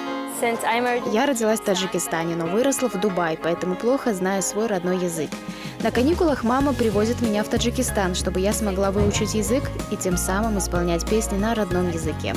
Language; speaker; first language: Russian; early bilingual, heritage; Russian